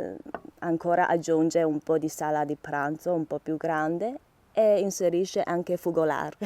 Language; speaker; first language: Italian; non-native, learner; Chinese